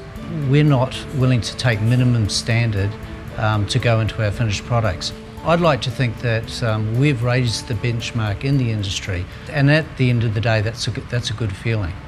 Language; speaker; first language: English; native; English